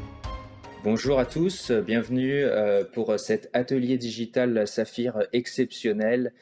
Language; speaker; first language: French; native; French